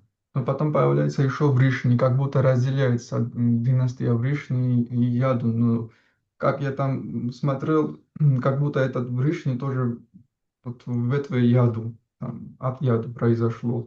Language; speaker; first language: Russian; non-native, fluent; Georgian